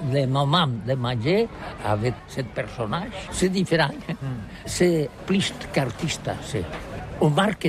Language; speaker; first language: French; non-native, learner; Catalan